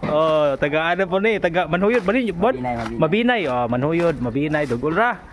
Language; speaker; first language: Filipino; native; Filipino